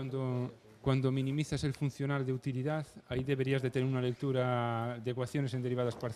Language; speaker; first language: Spanish; native; Spanish